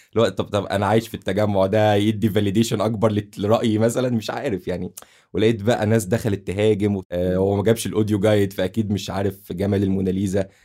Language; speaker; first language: Arabic; native; Arabic